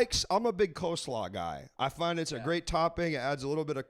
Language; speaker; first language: English; native; English